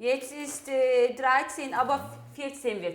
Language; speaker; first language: German; non-native, learner; Turkish